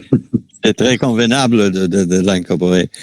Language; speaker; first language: French; non-native, fluent; Spanish